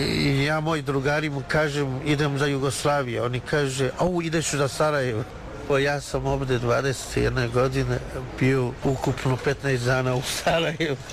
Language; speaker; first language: Serbian; non-native, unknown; Chinese